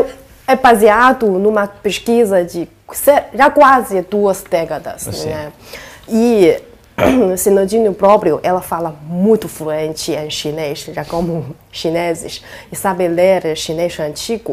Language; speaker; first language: Portuguese; non-native, fluent; Chinese